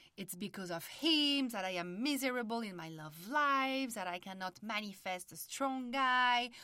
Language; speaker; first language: English; non-native, fluent; French